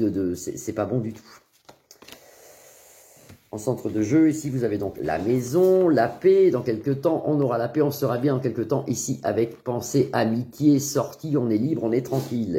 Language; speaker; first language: French; native; French